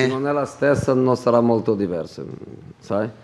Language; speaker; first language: Italian; non-native, fluent; Portuguese